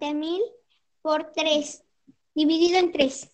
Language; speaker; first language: Spanish; native; Spanish